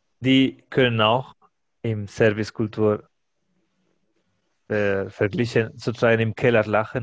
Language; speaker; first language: German; non-native, fluent; Spanish